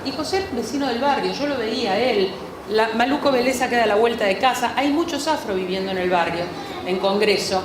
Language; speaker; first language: Spanish; native; Spanish